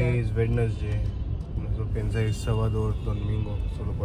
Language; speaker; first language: Spanish; non-native, learner; Hindi